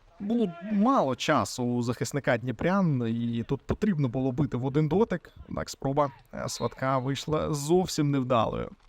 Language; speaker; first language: Ukrainian; native; Ukrainian